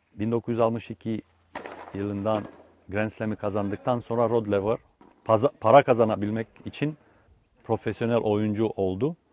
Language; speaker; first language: Turkish; non-native, fluent; Romanian